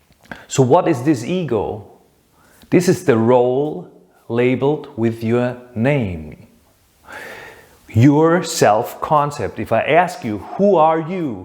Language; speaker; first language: English; non-native, fluent; German